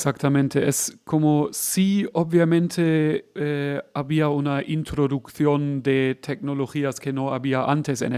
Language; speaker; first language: Spanish; non-native, fluent; German